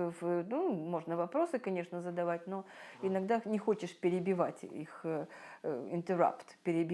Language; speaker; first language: Russian; native; Russian